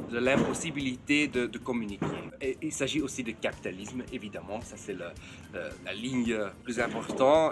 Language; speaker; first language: French; non-native, fluent; Dutch